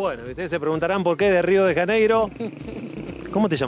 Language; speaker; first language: Spanish; native; Spanish